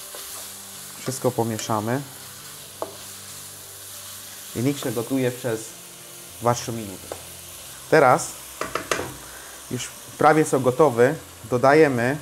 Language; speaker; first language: Polish; non-native, learner; Hindi